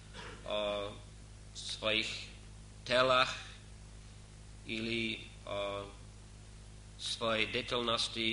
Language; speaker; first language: Russian; non-native, fluent; English